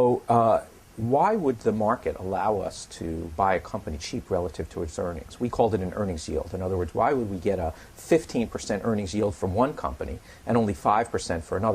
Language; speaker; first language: English; native; English